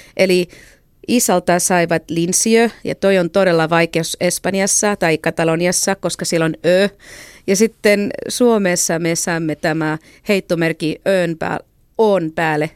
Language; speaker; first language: Finnish; non-native, fluent; Catalan